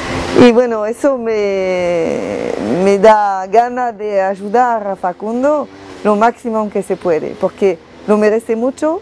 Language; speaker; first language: Spanish; non-native, fluent; French